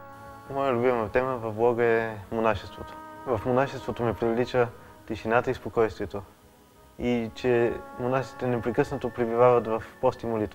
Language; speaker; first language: Bulgarian; early bilingual, heritage; Bulgarian